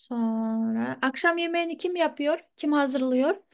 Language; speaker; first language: Turkish; non-native, fluent; Kyrgyz